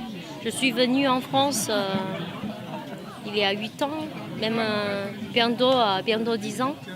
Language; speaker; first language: French; non-native, fluent; Chinese